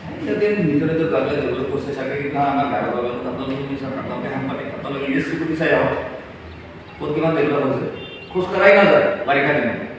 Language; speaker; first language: Assamese; non-native, local second language; Garo